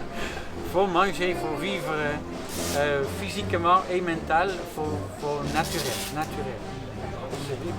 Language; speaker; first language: French; non-native, fluent; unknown